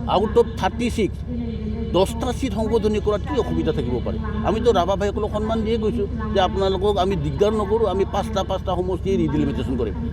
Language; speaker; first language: Assamese; non-native, local second language; Bodo